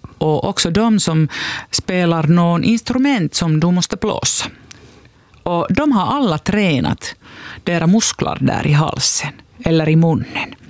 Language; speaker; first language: Swedish; non-native, local second language; Finnish